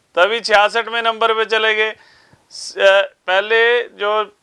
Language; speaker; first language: Hindi; non-native, local second language; Punjabi